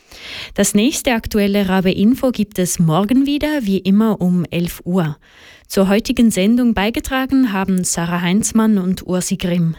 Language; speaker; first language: German; native; German